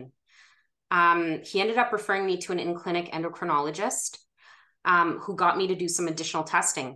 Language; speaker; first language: English; native; English